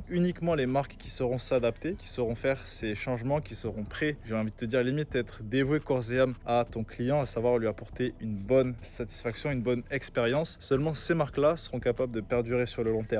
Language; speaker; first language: French; native; French